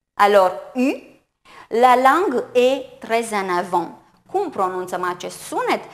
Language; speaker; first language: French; non-native, fluent; Romanian